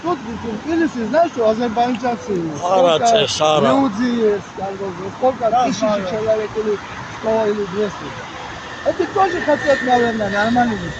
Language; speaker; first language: Russian; non-native, learner; Georgian